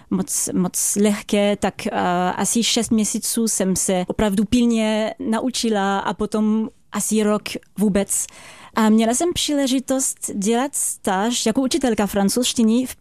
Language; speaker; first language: Czech; non-native, fluent; French